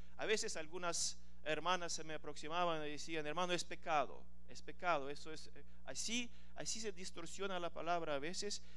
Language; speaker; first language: Spanish; non-native, fluent; Ukrainian